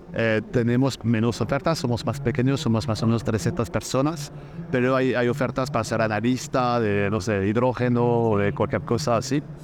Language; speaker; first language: Spanish; non-native, fluent; French